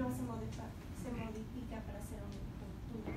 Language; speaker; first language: Spanish; early bilingual, heritage; Spanish